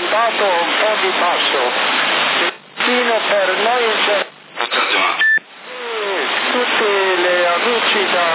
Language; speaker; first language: Italian; non-native, learner; German